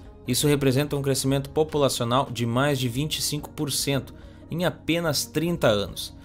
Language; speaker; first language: Portuguese; native; Portuguese